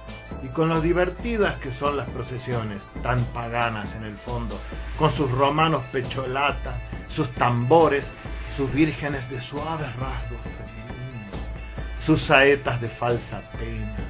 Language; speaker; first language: Spanish; native; Spanish